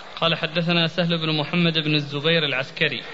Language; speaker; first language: Arabic; native; Arabic